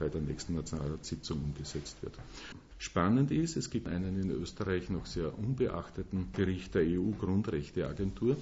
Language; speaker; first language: German; native; German